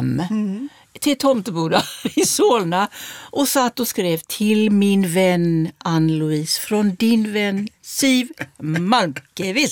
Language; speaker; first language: Swedish; native; Swedish